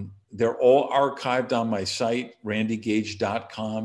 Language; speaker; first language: English; native; English